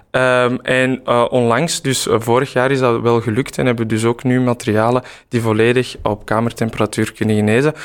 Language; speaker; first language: Dutch; native; Dutch